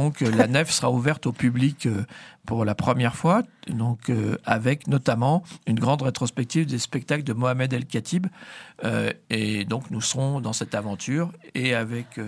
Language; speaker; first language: French; native; French